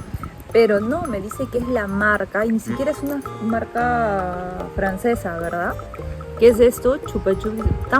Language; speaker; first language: Spanish; native; Spanish